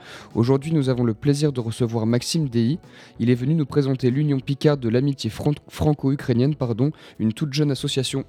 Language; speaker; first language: French; native; French